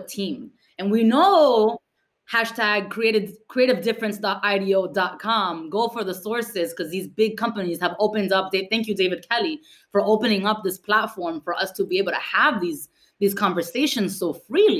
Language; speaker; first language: English; early bilingual, other home language; Spanish